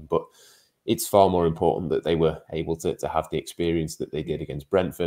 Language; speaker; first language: English; native; English